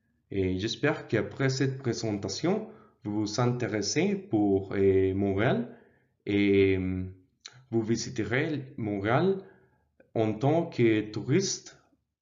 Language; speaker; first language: French; non-native, learner; Spanish